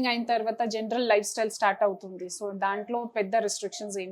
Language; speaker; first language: Telugu; non-native, local second language; Hindi